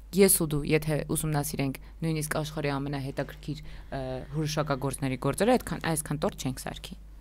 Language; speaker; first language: Armenian; native; Armenian